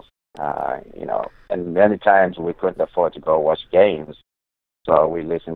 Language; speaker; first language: English; non-native, local second language; North Ndebele